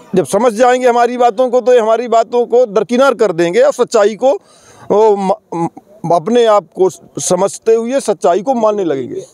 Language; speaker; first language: Hindi; native; Hindi